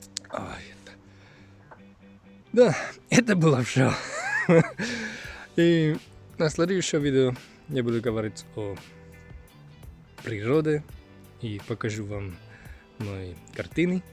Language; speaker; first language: Russian; non-native, learner; Finnish